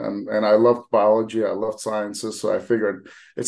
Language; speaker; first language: English; early bilingual, other home language; Armenian